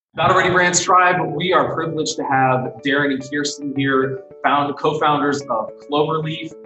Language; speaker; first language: English; native; English